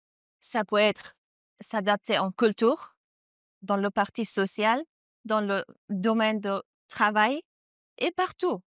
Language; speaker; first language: French; non-native, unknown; Persian